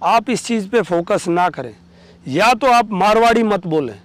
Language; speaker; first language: Hindi; native; Hindi